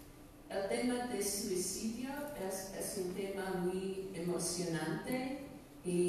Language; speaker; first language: Spanish; non-native, fluent; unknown